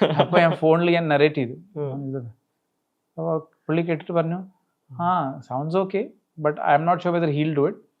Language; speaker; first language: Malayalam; early bilingual, heritage; Malayalam